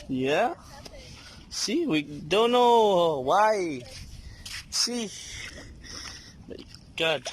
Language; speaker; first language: English; non-native, local second language; Filipino